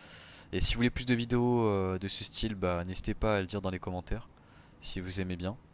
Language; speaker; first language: French; native; French